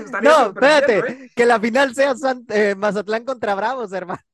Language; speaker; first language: Spanish; native; Spanish